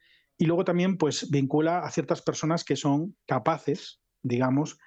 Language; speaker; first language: Spanish; native; Spanish